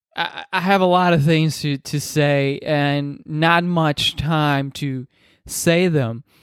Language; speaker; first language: English; non-native, fluent; Spanish